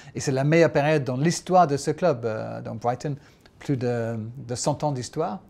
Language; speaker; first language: French; non-native, fluent; English